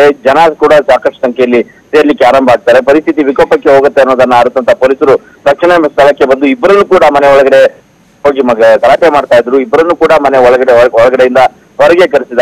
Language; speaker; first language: Kannada; native; Kannada